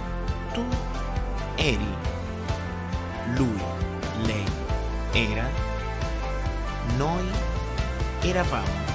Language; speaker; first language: Italian; non-native, fluent; Spanish